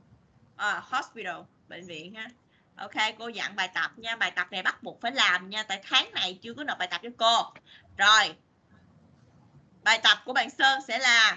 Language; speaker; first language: Vietnamese; native; Vietnamese